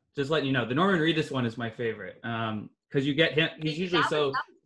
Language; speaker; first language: English; native; English